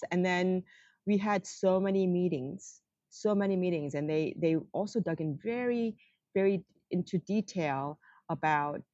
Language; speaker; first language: English; non-native, fluent; Korean